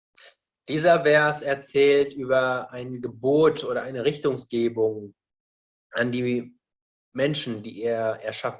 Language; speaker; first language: German; non-native, fluent; Indonesian